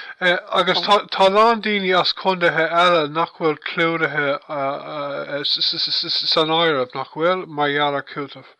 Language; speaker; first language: Irish; non-native, local second language; English